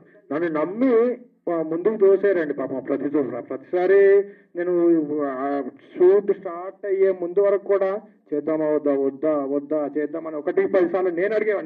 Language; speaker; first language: Telugu; native; Telugu